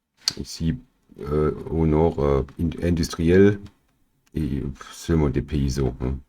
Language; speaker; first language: French; non-native, learner; German